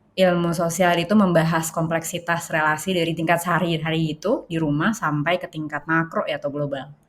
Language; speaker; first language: Indonesian; early bilingual, other home language; English